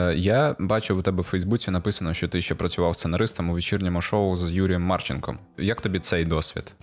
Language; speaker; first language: Ukrainian; native; Ukrainian